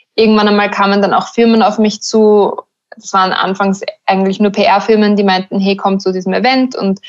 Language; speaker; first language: German; native; German